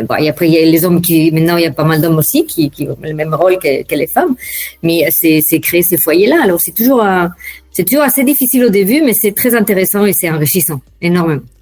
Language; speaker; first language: French; non-native, fluent; Spanish